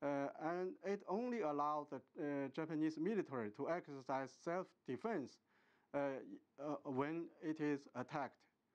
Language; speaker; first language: English; non-native, fluent; Chinese